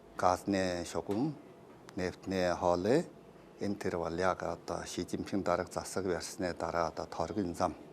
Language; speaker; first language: Mongolian; native; Mongolian